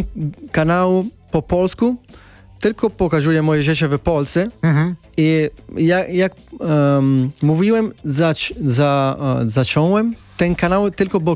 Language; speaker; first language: Polish; non-native, learner; Italian